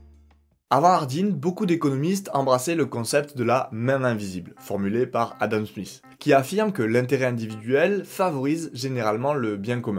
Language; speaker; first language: French; native; French